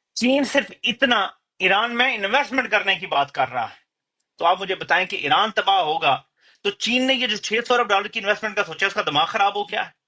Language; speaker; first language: Urdu; native; Urdu